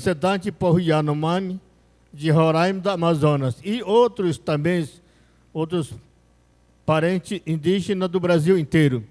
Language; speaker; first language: Portuguese; non-native, local second language; Yanomámi